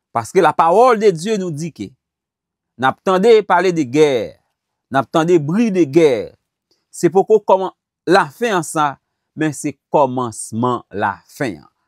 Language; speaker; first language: Haitian Creole; native; Haitian Creole